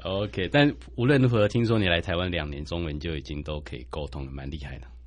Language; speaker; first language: Chinese; native; Chinese